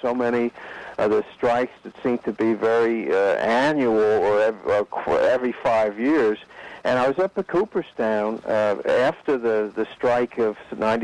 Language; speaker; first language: English; native; English